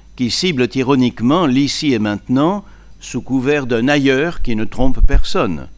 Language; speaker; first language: French; native; French